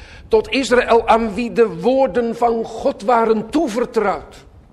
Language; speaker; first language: Dutch; native; Dutch